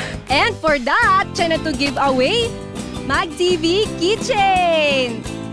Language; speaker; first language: English; non-native, local second language; Chavacano